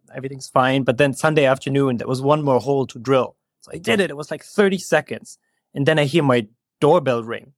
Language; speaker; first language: English; non-native, fluent; German